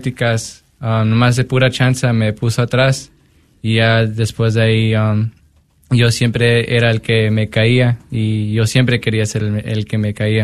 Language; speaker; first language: Spanish; early bilingual, heritage; Spanish